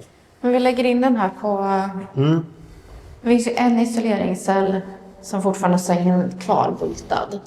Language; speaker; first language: Swedish; native; Swedish